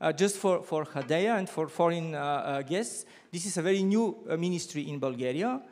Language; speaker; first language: English; non-native, fluent; Bulgarian